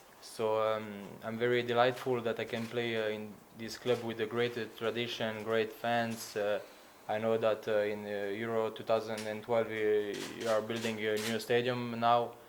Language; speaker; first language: English; non-native, learner; Slovenian